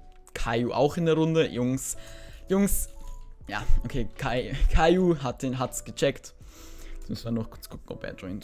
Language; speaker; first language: German; native; German